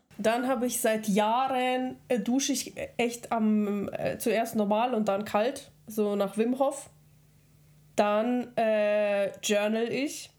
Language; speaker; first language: German; early bilingual, other home language; Russian